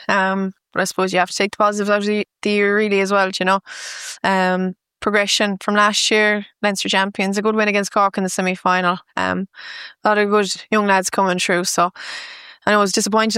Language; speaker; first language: English; native; English